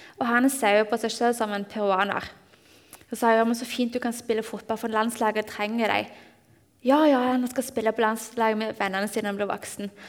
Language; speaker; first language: Norwegian; native; Norwegian